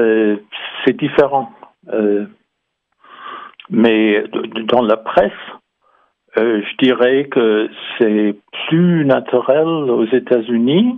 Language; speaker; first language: French; non-native, fluent; English